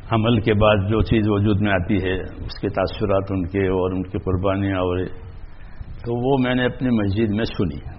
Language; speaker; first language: Urdu; non-native, local second language; Gujarati